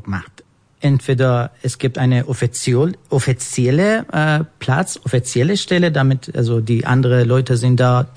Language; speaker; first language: German; non-native, fluent; Persian